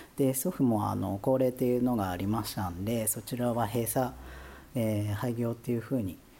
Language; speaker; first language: Japanese; native; Japanese